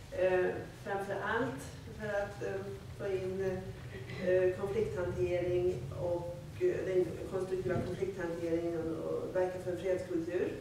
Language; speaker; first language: Swedish; native; Swedish